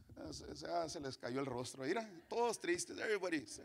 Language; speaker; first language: Spanish; early bilingual, heritage; Spanish